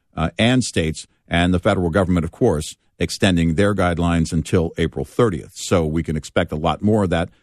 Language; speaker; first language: English; native; English